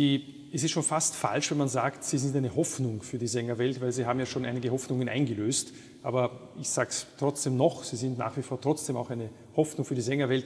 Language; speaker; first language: German; native; German